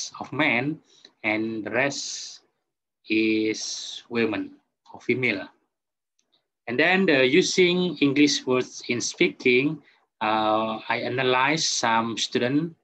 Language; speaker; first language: English; non-native, fluent; Indonesian